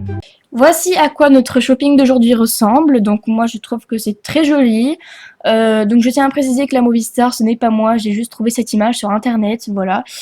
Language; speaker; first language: French; native; French